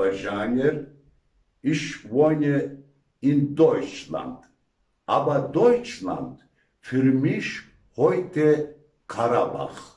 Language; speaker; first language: German; non-native, learner; Azerbaijani